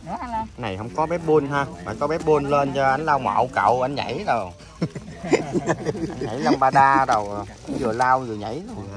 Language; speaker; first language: Vietnamese; native; Vietnamese